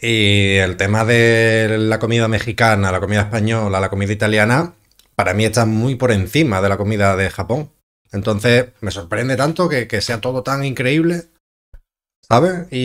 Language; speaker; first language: Spanish; native; Spanish